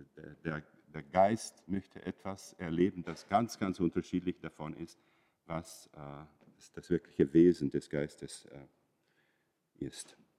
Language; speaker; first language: German; non-native, fluent; Czech